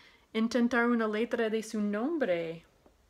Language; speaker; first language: Spanish; non-native, fluent; English